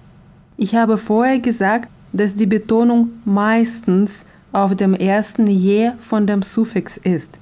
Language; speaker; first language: German; non-native, fluent; Russian